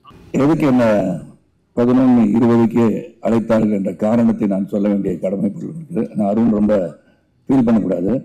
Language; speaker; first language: Tamil; native; Tamil